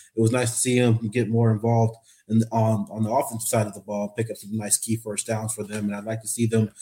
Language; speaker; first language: English; native; English